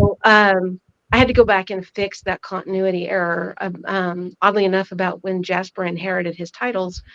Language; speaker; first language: English; native; English